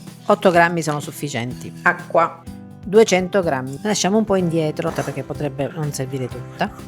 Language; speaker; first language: Italian; native; Italian